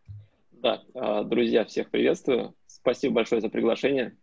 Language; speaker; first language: Russian; native; Russian